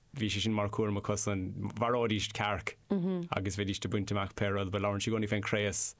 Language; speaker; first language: Irish; non-native, local second language; English